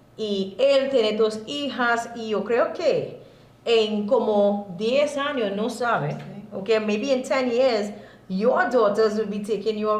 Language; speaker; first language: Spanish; non-native, learner; English